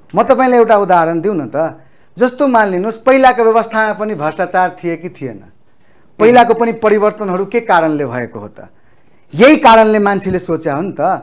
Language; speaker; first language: Nepali; non-native, local second language; Maithili